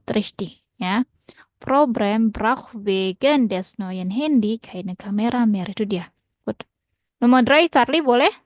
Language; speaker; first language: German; non-native, fluent; Indonesian